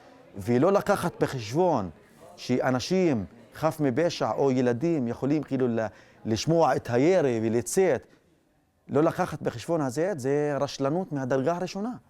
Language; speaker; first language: Hebrew; non-native, local second language; Arabic